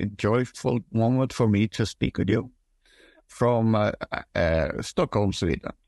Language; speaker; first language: English; non-native, fluent; Swedish